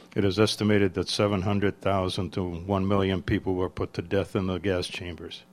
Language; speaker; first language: English; early bilingual, other home language; Czech